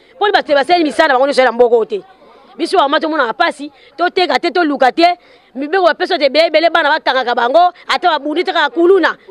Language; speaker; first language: Lingala; non-native, local second language; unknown